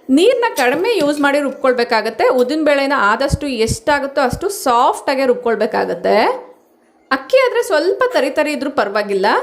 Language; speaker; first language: Kannada; non-native, local second language; Telugu